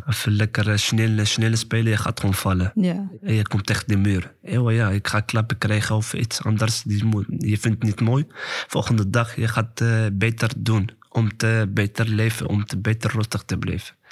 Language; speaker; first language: Dutch; non-native, learner; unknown